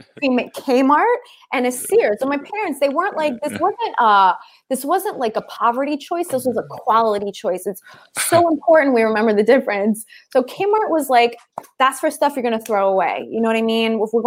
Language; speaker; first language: English; native; English